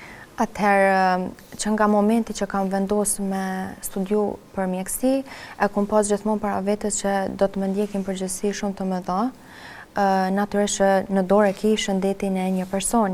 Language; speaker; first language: Albanian; native; Albanian